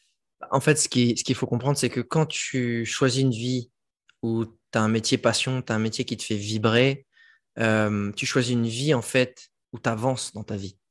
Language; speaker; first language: French; native; French